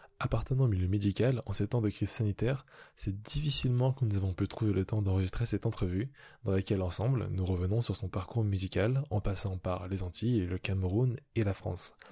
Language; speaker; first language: French; early bilingual, other home language; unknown